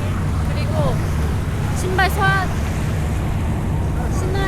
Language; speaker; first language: Korean; non-native, fluent; Vietnamese